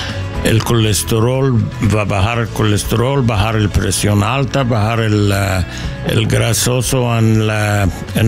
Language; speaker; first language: Spanish; non-native, learner; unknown